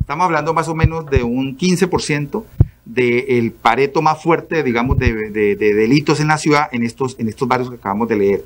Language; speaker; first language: Spanish; native; Spanish